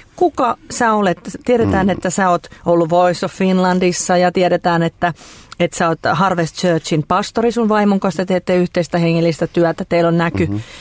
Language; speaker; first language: Finnish; native; Finnish